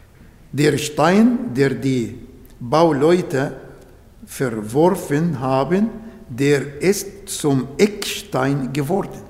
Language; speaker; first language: German; non-native, learner; Arabic